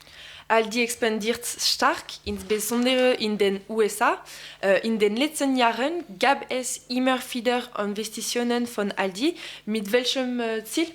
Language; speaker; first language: German; non-native, learner; French